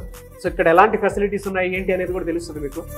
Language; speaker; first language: Telugu; native; Telugu